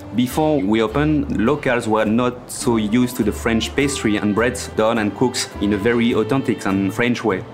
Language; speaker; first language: English; non-native, fluent; French